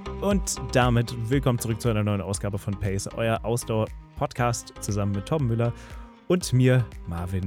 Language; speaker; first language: German; native; German